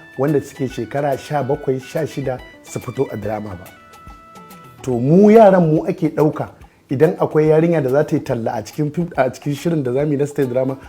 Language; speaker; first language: Hausa; native; Hausa